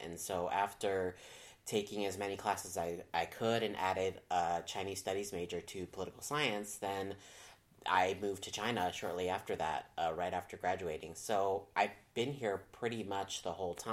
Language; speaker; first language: English; native; English